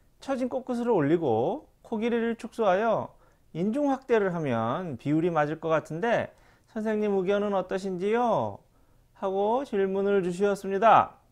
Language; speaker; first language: Korean; native; Korean